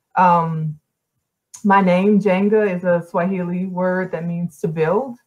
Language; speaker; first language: English; native; English